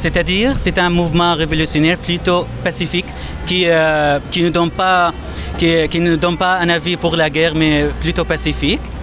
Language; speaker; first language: French; non-native, fluent; Arabic